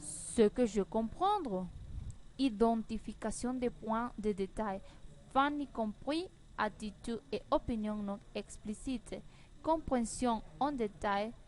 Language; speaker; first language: French; non-native, learner; Spanish